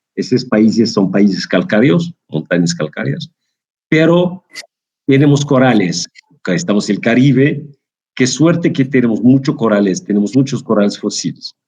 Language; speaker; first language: Spanish; non-native, fluent; Arabic